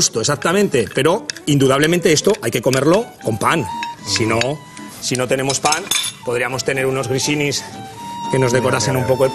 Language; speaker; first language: Spanish; native; Spanish